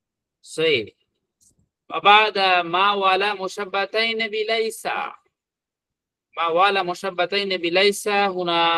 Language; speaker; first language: Arabic; non-native, fluent; Bangla